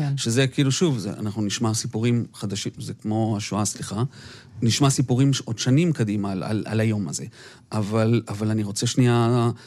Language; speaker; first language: Hebrew; early bilingual, other home language; Spanish